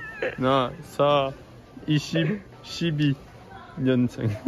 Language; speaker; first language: Korean; non-native, learner; French